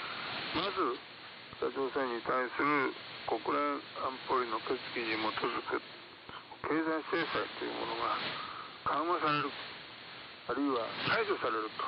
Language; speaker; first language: Japanese; native; Japanese